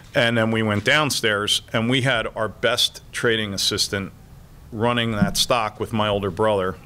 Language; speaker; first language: English; native; English